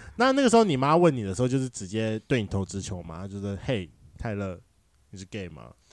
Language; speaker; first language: Chinese; native; Chinese